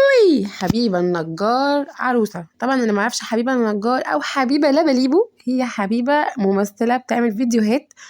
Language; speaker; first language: Arabic; native; Arabic